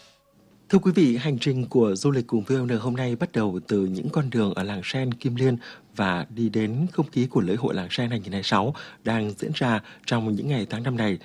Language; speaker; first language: Vietnamese; native; Vietnamese